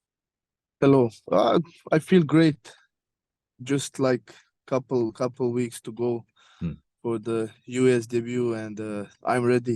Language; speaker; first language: English; non-native, learner; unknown